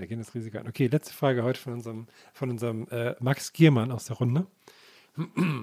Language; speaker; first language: German; native; German